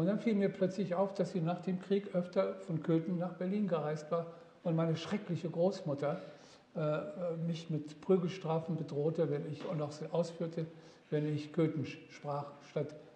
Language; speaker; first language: German; native; German